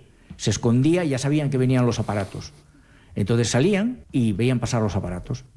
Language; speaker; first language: Spanish; native; Spanish